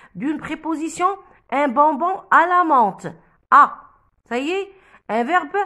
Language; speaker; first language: French; non-native, local second language; Arabic